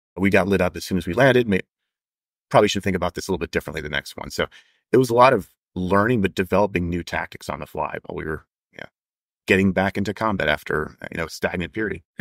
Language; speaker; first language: English; native; English